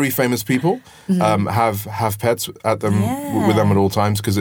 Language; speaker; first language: English; non-native, local second language; Yoruba